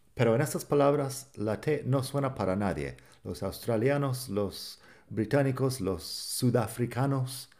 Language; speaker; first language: Spanish; non-native, fluent; English